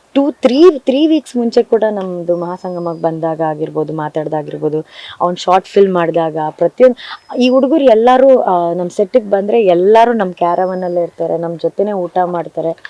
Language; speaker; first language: Kannada; native; Kannada